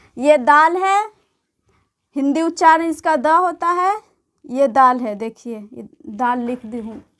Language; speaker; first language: Hindi; native; Hindi